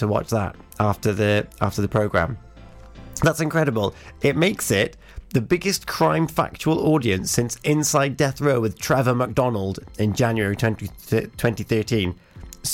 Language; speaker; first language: English; native; English